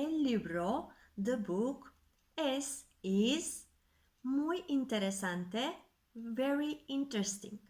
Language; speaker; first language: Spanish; non-native, fluent; Turkish